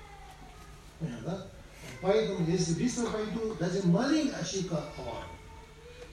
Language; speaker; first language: Russian; non-native, learner; Tibetan